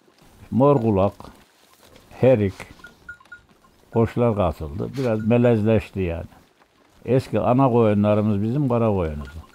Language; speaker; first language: Turkish; native; Turkish